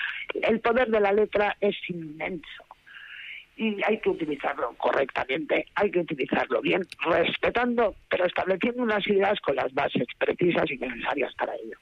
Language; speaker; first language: Spanish; native; Spanish